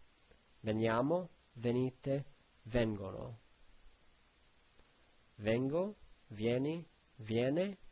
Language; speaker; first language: Italian; non-native, learner; English